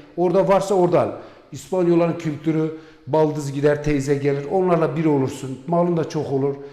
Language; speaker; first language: Turkish; non-native, local second language; Kurdish